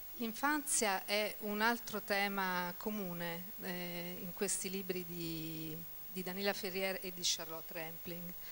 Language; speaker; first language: Italian; native; Italian